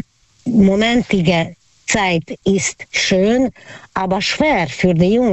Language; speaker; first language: German; non-native, learner; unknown